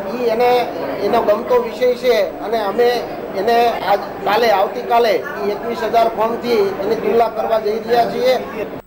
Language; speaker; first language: Gujarati; native; Gujarati